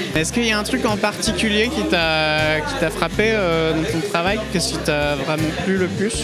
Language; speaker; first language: French; native; French